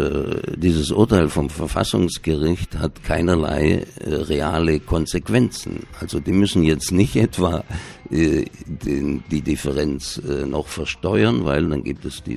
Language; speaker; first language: German; native; German